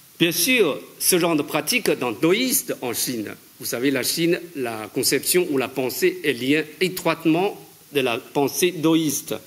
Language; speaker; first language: French; non-native, fluent; Chinese